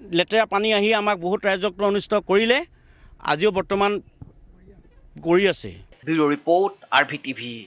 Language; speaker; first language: Assamese; native; Assamese